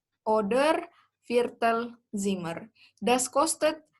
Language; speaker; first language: German; non-native, learner; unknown